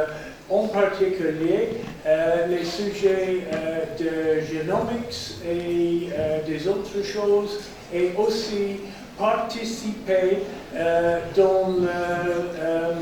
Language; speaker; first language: French; non-native, fluent; English